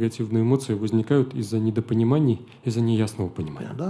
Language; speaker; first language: Russian; native; Russian